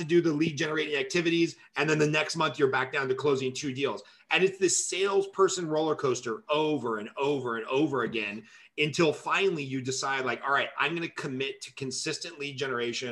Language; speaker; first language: English; native; English